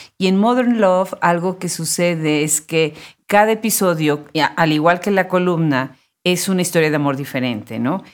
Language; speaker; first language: Spanish; native; Spanish